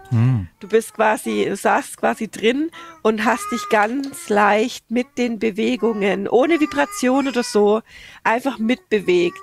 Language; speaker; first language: German; native; German